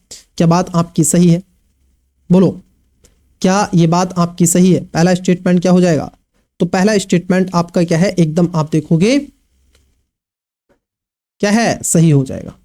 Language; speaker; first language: Hindi; native; Hindi